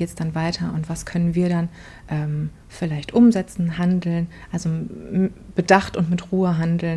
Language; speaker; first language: German; native; German